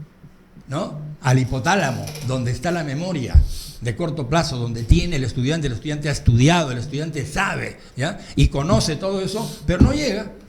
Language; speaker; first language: Spanish; native; Spanish